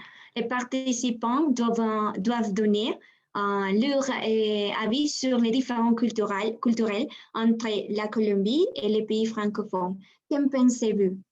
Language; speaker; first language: French; non-native, learner; Spanish